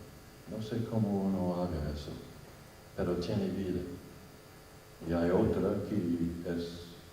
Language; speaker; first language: Spanish; non-native, fluent; English